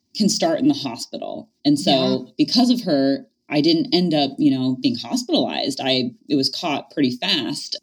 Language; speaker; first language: English; native; English